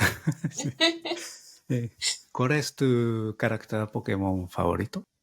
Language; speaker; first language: Spanish; non-native, fluent; Japanese